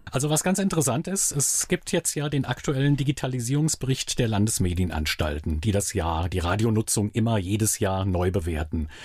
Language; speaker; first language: German; native; German